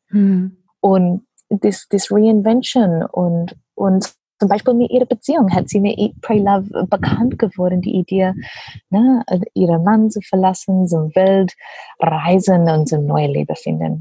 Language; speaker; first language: German; non-native, learner; English